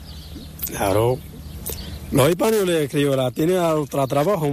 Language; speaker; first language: Spanish; non-native, learner; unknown